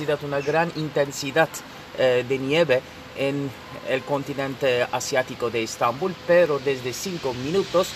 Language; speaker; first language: Spanish; non-native, fluent; Turkish